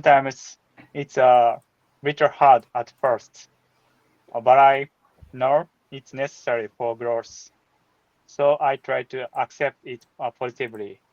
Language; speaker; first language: English; non-native, learner; Japanese